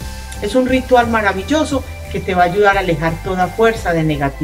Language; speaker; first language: Spanish; native; Spanish